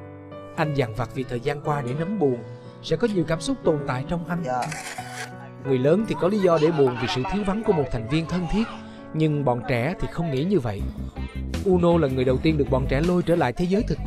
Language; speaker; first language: Vietnamese; native; Vietnamese